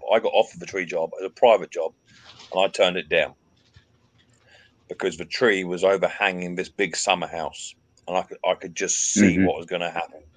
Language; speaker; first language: English; native; English